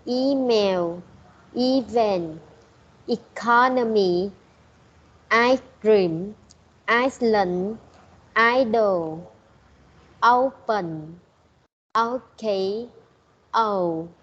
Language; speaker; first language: English; non-native, learner; Vietnamese